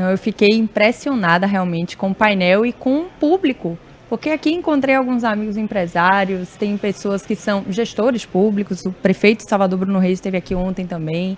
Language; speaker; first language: Portuguese; native; Portuguese